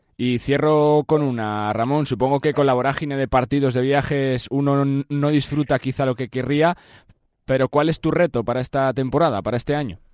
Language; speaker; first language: Spanish; native; Spanish